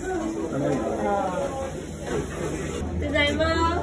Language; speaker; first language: Japanese; non-native, learner; Korean